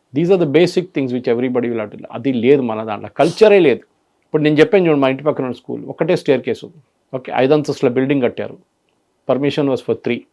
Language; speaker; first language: Telugu; non-native, fluent; Malayalam